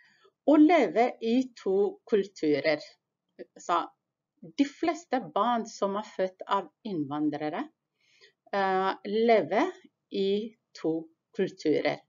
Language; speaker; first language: Norwegian; non-native, fluent; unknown